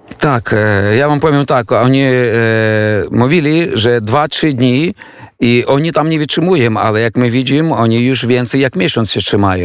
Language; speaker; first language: Polish; non-native, fluent; Ukrainian